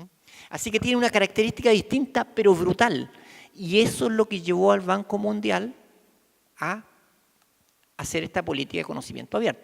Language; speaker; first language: Spanish; native; Spanish